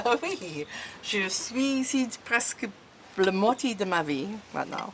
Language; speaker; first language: French; non-native, fluent; English